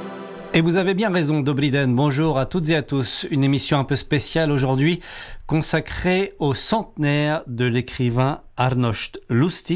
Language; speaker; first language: French; native; French